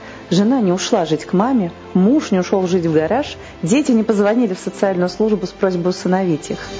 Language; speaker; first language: Russian; native; Russian